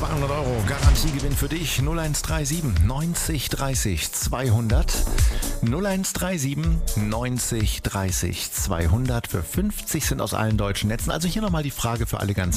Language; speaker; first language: German; native; German